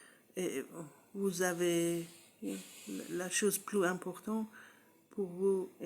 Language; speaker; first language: French; non-native, learner; English